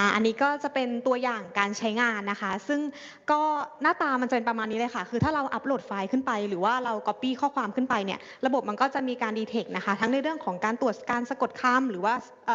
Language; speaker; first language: Thai; native; Thai